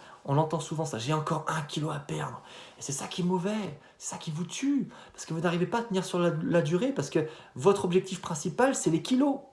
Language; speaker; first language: French; native; French